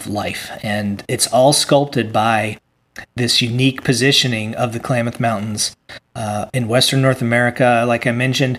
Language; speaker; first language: English; native; English